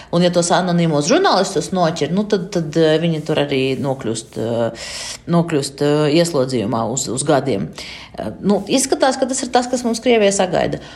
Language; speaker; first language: Latvian; non-native, local second language; Russian